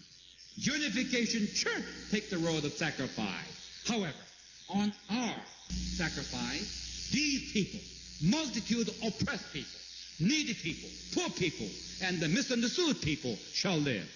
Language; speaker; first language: English; non-native, fluent; Korean